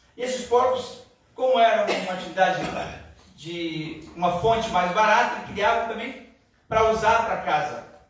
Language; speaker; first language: Portuguese; native; Portuguese